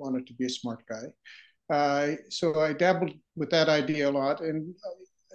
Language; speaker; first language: English; native; English